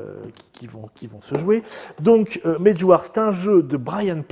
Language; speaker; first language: French; native; French